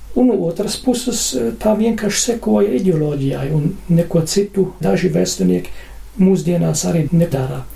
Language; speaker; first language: Latvian; non-native, fluent; German